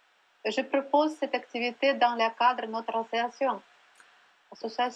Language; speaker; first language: French; non-native, learner; Russian